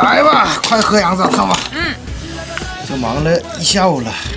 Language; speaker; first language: Chinese; native; Chinese